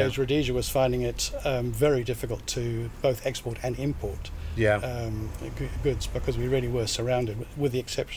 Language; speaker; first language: English; native; English